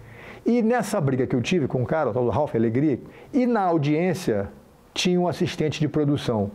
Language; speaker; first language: Portuguese; native; Portuguese